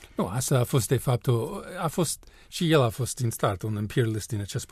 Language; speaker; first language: Romanian; non-native, learner; English